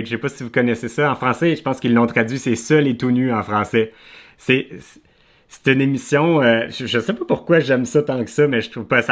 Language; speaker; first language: French; native; French